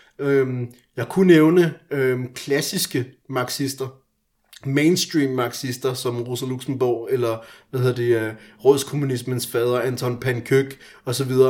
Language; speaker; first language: Danish; early bilingual, other home language; Persian